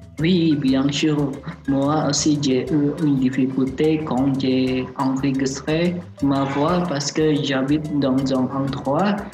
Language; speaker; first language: French; non-native, learner; Chinese